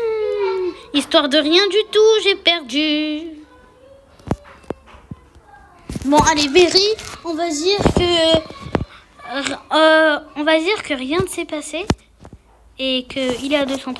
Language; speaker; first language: French; native; French